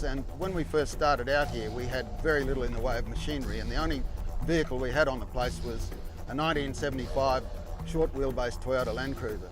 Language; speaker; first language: English; native; English